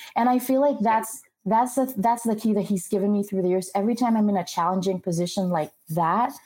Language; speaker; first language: English; non-native, local second language; Filipino